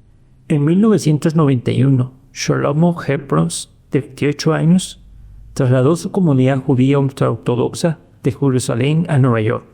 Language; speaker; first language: Spanish; native; Spanish